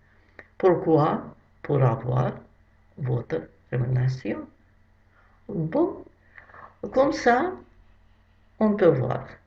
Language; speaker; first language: French; non-native, fluent; Russian